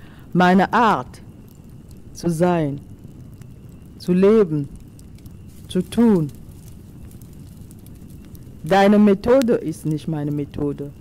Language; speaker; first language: German; non-native, fluent; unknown